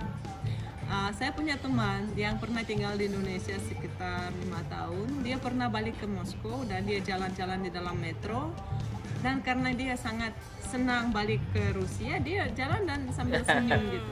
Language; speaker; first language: Indonesian; non-native, fluent; Russian